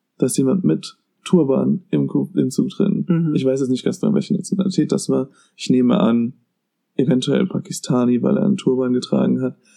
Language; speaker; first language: German; native; German